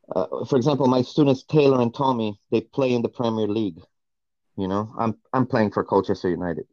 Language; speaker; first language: English; non-native, fluent; Portuguese